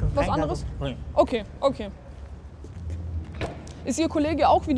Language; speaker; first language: German; native; German